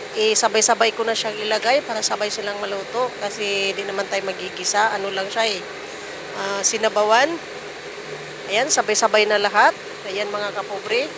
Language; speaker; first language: Filipino; non-native, local second language; Cebuano